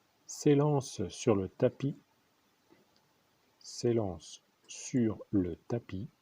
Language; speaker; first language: French; native; French